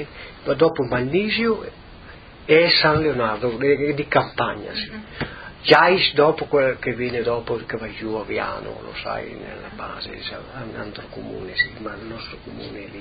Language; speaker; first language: Italian; native; Italian